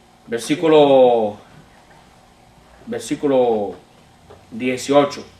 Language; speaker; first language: Spanish; non-native, fluent; English